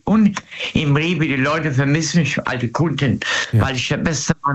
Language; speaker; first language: German; native; German